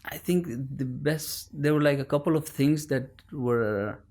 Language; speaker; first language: English; non-native, local second language; Urdu